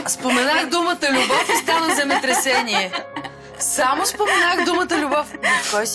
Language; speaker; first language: Bulgarian; native; Bulgarian